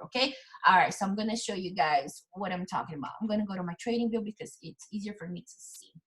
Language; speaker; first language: English; non-native, fluent; Portuguese